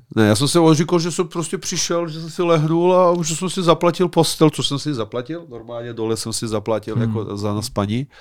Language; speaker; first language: Czech; non-native, fluent; Serbian